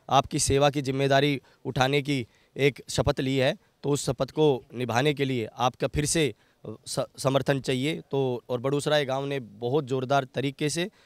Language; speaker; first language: Hindi; native; Hindi